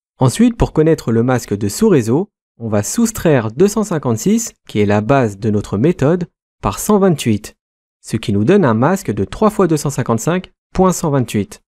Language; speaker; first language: French; native; French